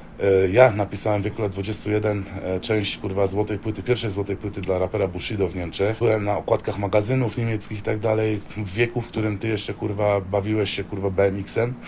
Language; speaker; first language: Polish; early bilingual, heritage; Polish